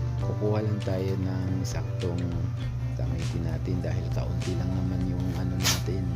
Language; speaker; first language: Filipino; non-native, local second language; Cebuano